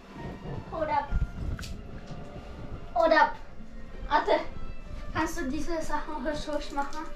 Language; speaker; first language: German; early bilingual, other home language; Filipino